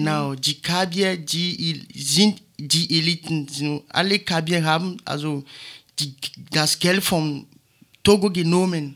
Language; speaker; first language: German; non-native, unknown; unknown